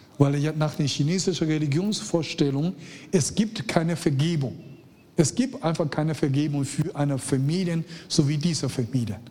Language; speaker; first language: German; non-native, fluent; Chinese